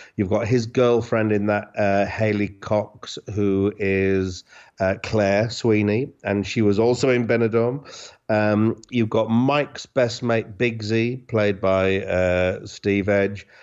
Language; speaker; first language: English; native; English